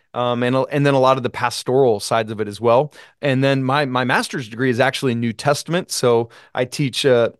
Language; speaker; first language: English; native; English